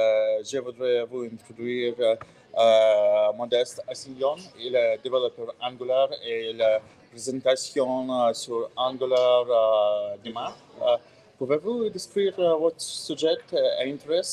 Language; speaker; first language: French; non-native, learner; English